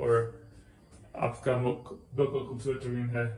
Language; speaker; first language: Hindi; non-native, learner; English